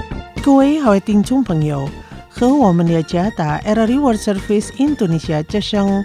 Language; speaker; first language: Chinese; non-native, fluent; Indonesian